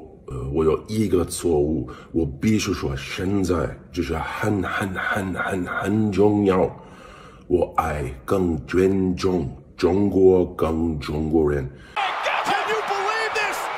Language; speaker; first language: Chinese; non-native, learner; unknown